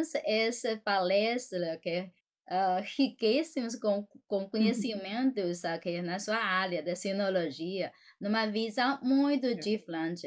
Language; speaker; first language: Portuguese; non-native, fluent; Chinese